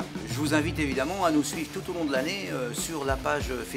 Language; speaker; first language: French; native; French